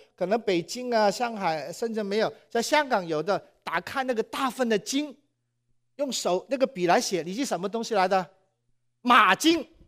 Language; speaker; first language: Chinese; non-native, local second language; Cantonese